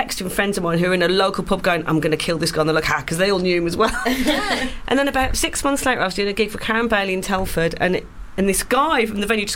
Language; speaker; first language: English; native; English